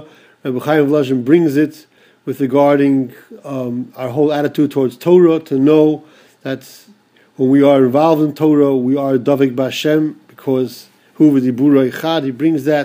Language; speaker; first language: English; native; English